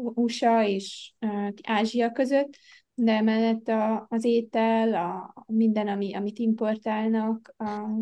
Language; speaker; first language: Hungarian; native; Hungarian